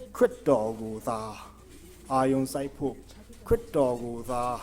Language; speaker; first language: Burmese; non-native, fluent; English